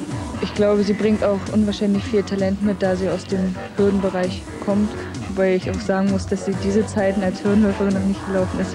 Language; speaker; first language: German; native; German